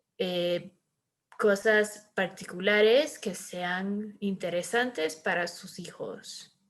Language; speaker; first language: Spanish; early bilingual, heritage; Spanish